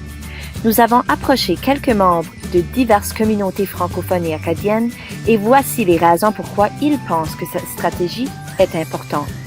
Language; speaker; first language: French; native; French